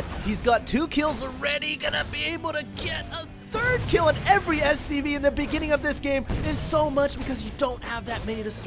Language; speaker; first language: English; native; English